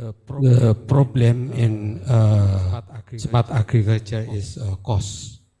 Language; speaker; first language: English; non-native, learner; Indonesian